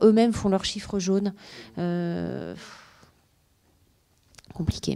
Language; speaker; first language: French; native; French